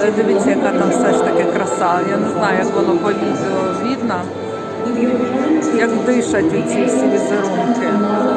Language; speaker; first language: Ukrainian; native; Ukrainian